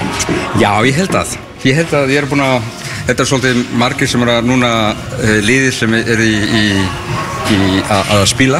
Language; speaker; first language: Icelandic; non-native, learner; Spanish